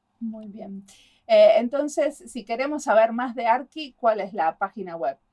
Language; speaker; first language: Spanish; native; Spanish